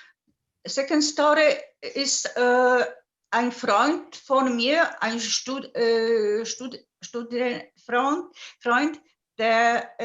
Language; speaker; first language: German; non-native, fluent; Polish